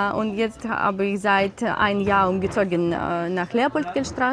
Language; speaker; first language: German; non-native, learner; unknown